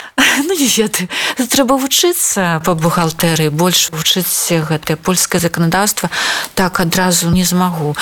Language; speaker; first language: Belarusian; non-native, local second language; Russian